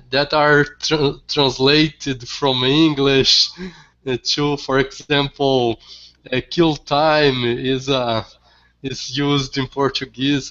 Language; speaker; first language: English; non-native, learner; Portuguese